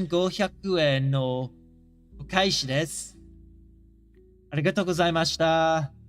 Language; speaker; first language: Japanese; non-native, learner; English